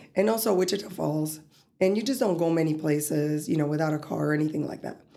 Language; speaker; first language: English; early bilingual, other home language; Spanish